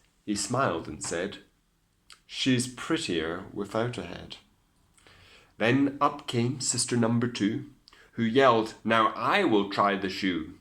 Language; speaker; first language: English; native; English